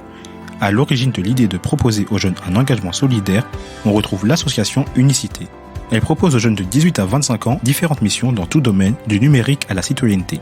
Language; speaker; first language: French; native; French